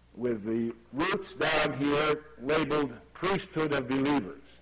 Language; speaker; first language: English; native; English